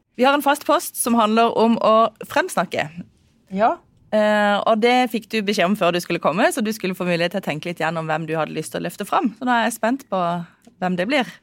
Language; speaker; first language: Norwegian; native; Norwegian